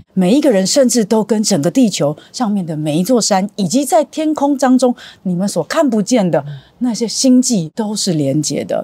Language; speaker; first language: Chinese; native; Chinese